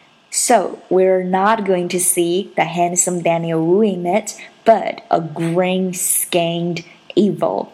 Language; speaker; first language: English; non-native, fluent; Chinese